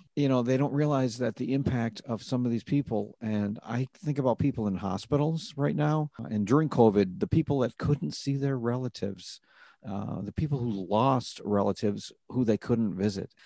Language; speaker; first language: English; native; English